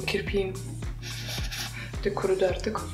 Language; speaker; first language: Turkish; non-native, fluent; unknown